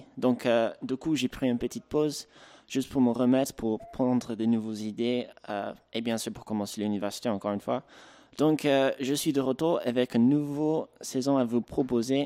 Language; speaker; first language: French; native; French